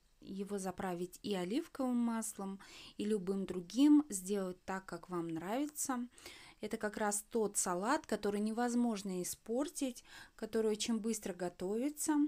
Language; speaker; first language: Russian; native; Russian